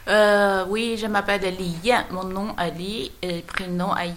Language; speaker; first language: French; non-native, learner; Chinese